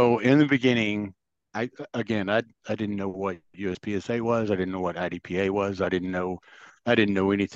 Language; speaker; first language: English; native; English